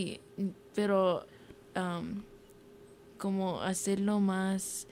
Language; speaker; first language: Spanish; early bilingual, heritage; Spanish